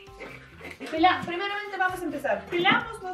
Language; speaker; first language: Spanish; non-native, learner; Russian